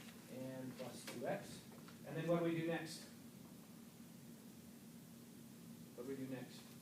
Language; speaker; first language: English; native; English